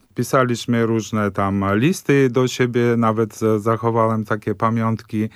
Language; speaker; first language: Polish; early bilingual, heritage; Polish